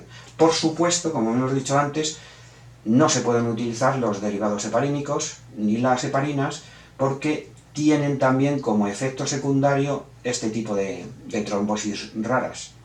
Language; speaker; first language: Spanish; native; Spanish